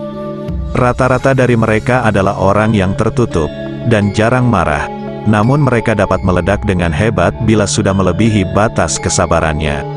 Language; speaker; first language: Indonesian; non-native, local second language; Javanese